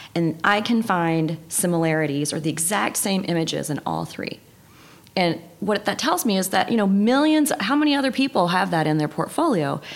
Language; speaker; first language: English; native; English